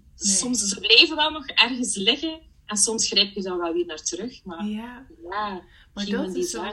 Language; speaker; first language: Dutch; early bilingual, other home language; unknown